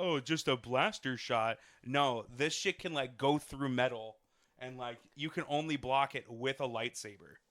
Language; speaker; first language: English; native; English